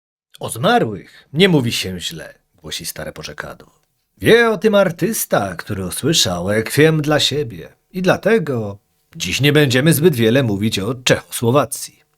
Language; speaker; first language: Polish; native; Polish